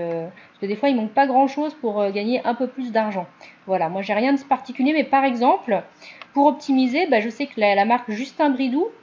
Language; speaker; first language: French; native; French